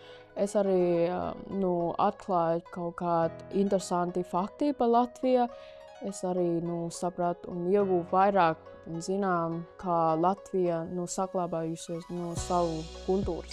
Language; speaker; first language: Latvian; early bilingual, other home language; Vietnamese